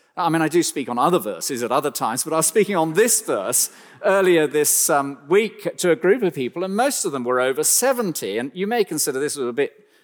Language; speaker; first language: English; native; English